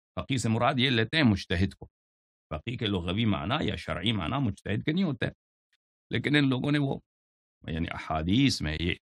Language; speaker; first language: Urdu; non-native, fluent; Persian